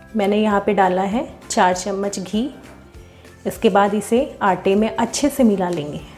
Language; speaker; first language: Hindi; native; Hindi